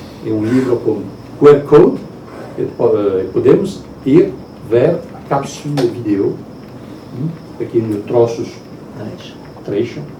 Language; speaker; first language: Portuguese; non-native, learner; Italian